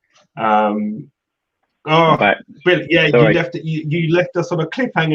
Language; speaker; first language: English; native; English